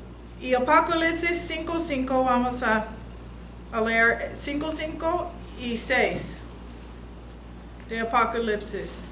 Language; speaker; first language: Spanish; non-native, learner; English